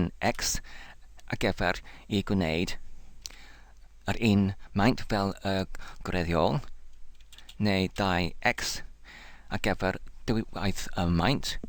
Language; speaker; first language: Welsh; non-native, learner; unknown